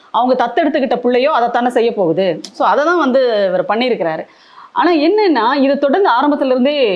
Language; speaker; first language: Tamil; native; Tamil